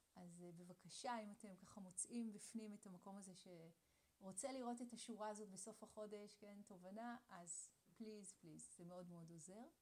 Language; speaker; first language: Hebrew; native; Hebrew